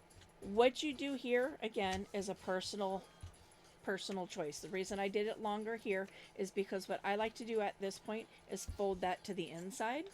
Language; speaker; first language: English; native; English